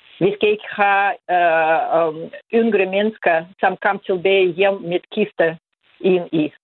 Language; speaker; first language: Danish; non-native, fluent; Russian